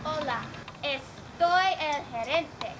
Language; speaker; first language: Spanish; non-native, learner; English